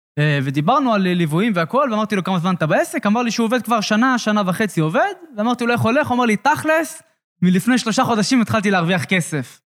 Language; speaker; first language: Hebrew; native; Hebrew